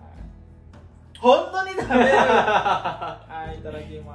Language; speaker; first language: Japanese; non-native, learner; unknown